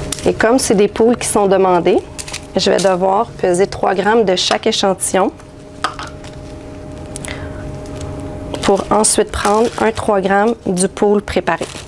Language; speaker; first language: French; native; French